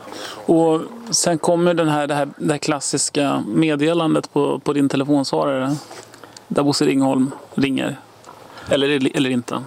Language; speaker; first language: Swedish; native; Swedish